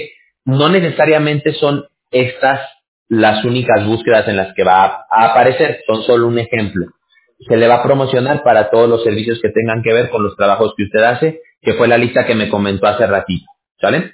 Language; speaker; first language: Spanish; native; Spanish